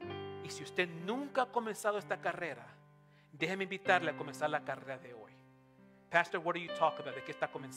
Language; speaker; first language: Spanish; non-native, fluent; English